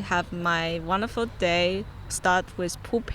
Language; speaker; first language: English; non-native, fluent; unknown